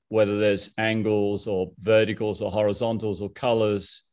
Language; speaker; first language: English; native; English